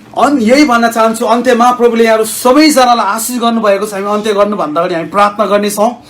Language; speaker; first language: Nepali; native; Nepali